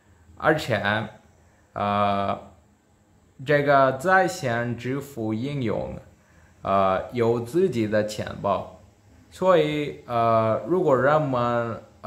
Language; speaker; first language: Chinese; non-native, learner; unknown